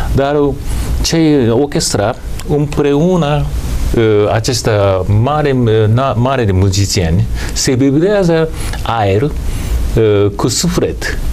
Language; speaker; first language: Romanian; non-native, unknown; Japanese